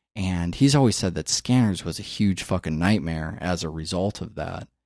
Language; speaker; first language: English; native; English